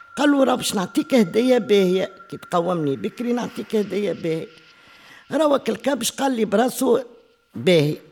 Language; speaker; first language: Arabic; native; Arabic